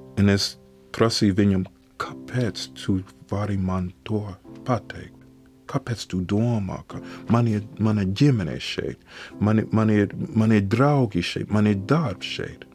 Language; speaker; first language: Latvian; non-native, fluent; English